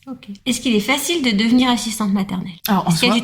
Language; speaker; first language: French; native; French